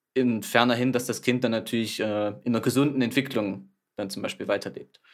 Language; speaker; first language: German; native; German